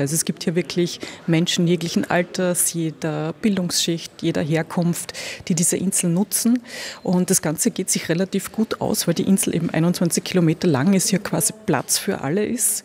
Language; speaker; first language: German; native; German